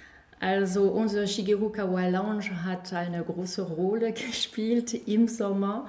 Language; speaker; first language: German; non-native, fluent; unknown